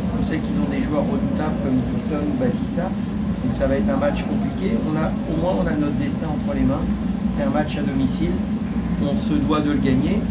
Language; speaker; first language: French; native; French